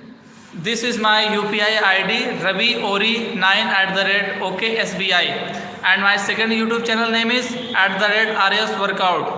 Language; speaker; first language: English; non-native, learner; Hindi